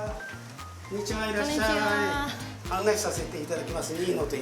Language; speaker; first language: Japanese; native; Japanese